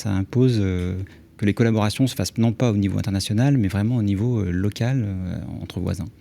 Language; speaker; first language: French; native; French